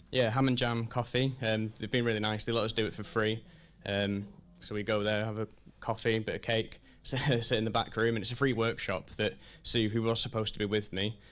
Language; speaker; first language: English; native; English